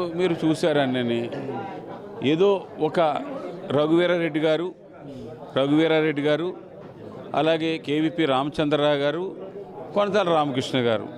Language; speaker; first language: Telugu; native; Telugu